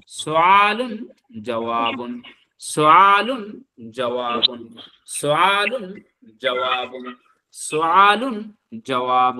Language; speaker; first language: Arabic; non-native, fluent; Bangla